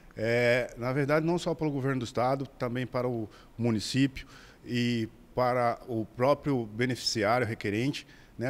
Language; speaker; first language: Portuguese; native; Portuguese